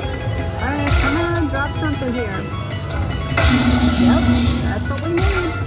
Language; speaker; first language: English; native; English